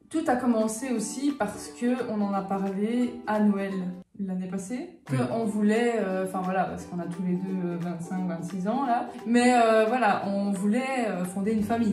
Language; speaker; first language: French; native; French